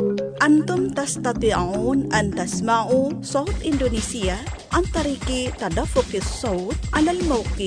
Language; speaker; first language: Arabic; non-native, fluent; Indonesian